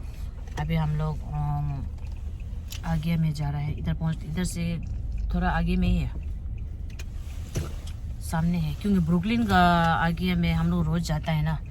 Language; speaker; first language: Hindi; non-native, local second language; Tibetan